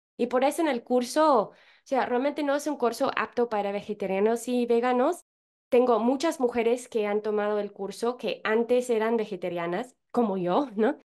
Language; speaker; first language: Spanish; non-native, fluent; English